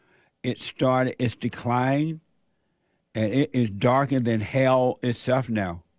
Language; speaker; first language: English; native; English